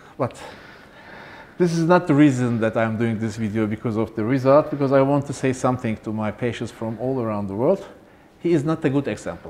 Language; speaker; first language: English; non-native, learner; Turkish